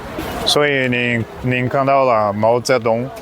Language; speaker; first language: Chinese; non-native, fluent; Portuguese